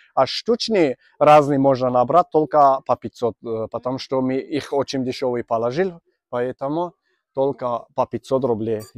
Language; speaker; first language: Russian; non-native, learner; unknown